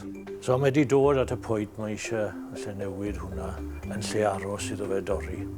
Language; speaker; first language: Welsh; native; Welsh